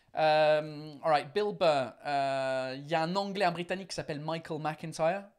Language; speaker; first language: French; non-native, fluent; English